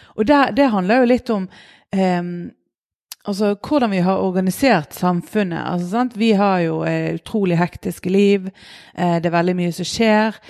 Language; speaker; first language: Norwegian; native; Norwegian